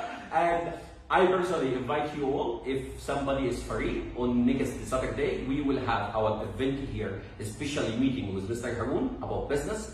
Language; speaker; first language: English; non-native, fluent; Arabic